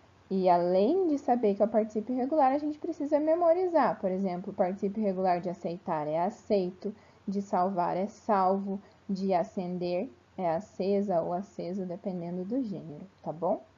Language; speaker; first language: Portuguese; native; Portuguese